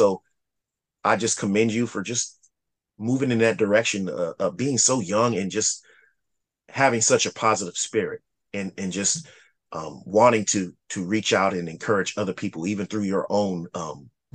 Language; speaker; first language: English; native; English